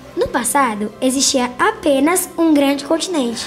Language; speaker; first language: Portuguese; native; Portuguese